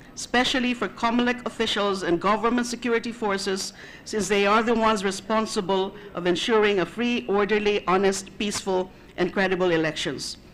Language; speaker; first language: English; non-native, local second language; Filipino